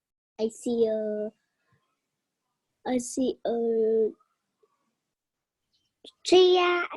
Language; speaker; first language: English; non-native, learner; Vietnamese